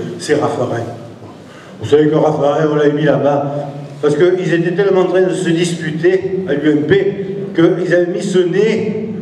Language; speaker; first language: French; native; French